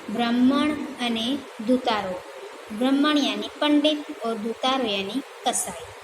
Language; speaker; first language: Hindi; non-native, local second language; Gujarati